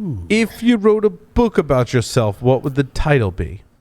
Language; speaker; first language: English; native; English